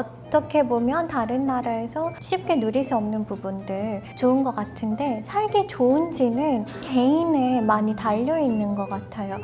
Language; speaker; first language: Korean; non-native, fluent; Persian